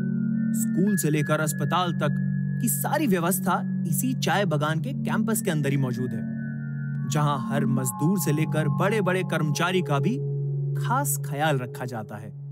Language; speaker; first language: Hindi; native; Hindi